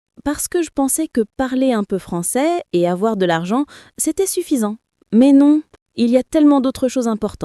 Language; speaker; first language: French; non-native, fluent; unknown